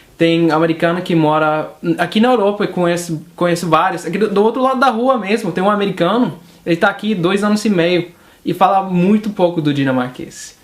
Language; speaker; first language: Portuguese; non-native, fluent; English